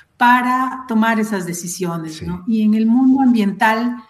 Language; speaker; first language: Spanish; native; Spanish